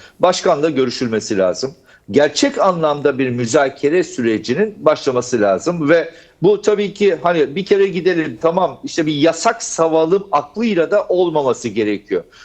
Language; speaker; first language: Turkish; native; Turkish